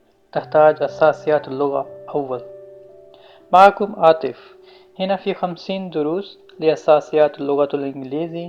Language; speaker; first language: Arabic; non-native, learner; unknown